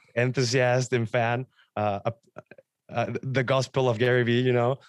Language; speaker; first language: English; non-native, fluent; Spanish